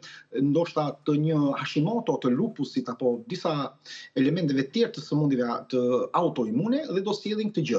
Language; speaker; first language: Albanian; native; Albanian